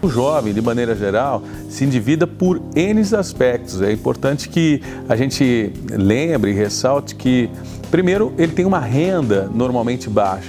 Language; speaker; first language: Portuguese; native; Portuguese